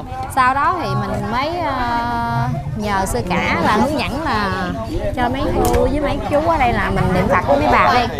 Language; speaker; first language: Vietnamese; native; Vietnamese